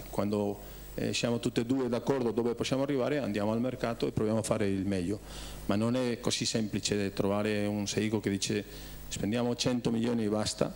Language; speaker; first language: Italian; non-native, fluent; Spanish